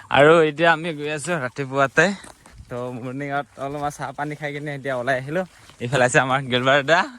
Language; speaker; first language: Assamese; native; Assamese